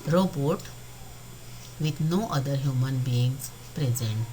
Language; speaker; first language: English; non-native, local second language; Marathi